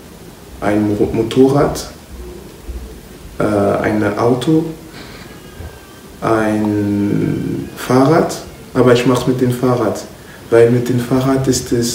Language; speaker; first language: German; non-native, learner; French